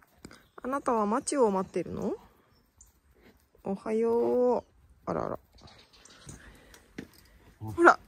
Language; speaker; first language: Japanese; native; Japanese